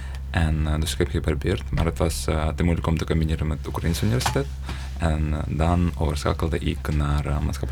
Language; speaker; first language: Dutch; non-native, learner; Ukrainian